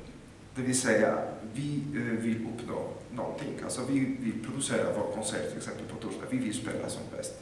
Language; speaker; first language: Swedish; non-native, fluent; Polish